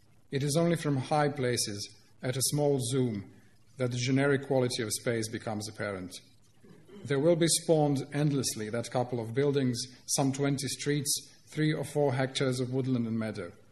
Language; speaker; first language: English; non-native, fluent; Croatian